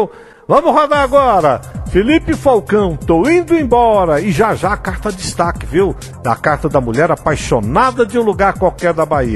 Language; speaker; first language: Portuguese; native; Portuguese